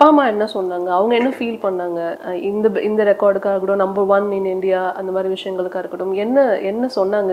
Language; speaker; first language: Tamil; native; Tamil